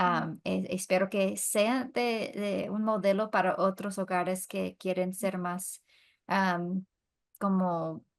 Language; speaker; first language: Spanish; non-native, fluent; English